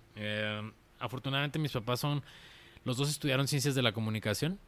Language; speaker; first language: Spanish; native; Spanish